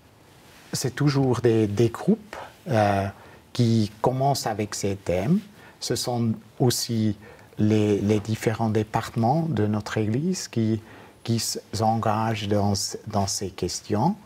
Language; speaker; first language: French; non-native, fluent; German